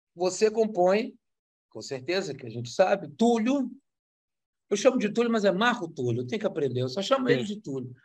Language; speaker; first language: Portuguese; native; Portuguese